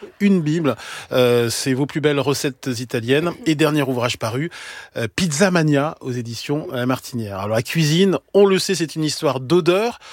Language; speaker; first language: French; native; French